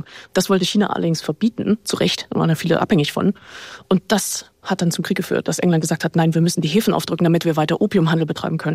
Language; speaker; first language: German; native; German